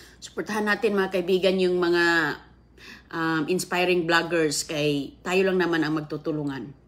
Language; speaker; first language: Filipino; non-native, local second language; Cebuano